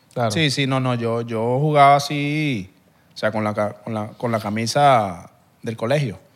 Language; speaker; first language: Spanish; native; Spanish